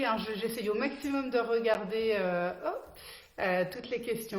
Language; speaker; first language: French; native; French